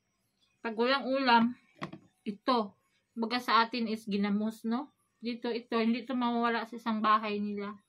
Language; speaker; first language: Filipino; non-native, local second language; Cebuano